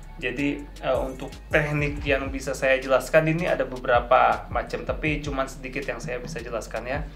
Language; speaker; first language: Indonesian; native; Indonesian